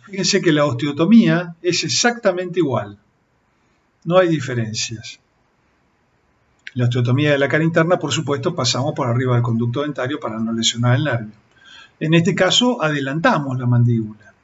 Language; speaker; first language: Spanish; native; Spanish